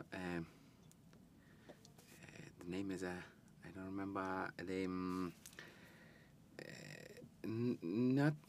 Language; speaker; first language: English; non-native, learner; Italian